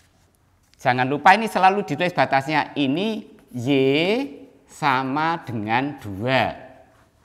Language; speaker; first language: Indonesian; native; Indonesian